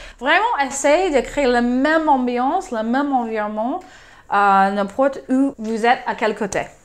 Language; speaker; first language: French; non-native, fluent; English